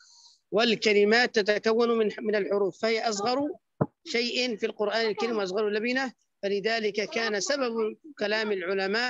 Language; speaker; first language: Arabic; non-native, fluent; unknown